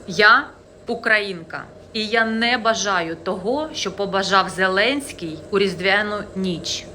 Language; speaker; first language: Ukrainian; non-native, local second language; Russian